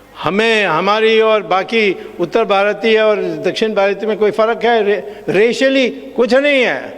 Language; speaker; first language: Hindi; non-native, local second language; Tamil